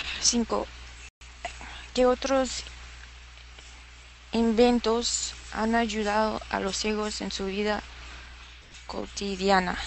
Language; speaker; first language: Spanish; non-native, learner; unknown